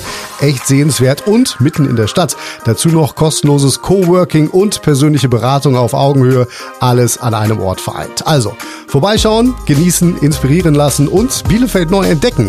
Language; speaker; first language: German; native; German